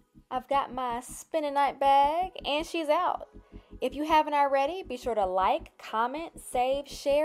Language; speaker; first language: English; native; English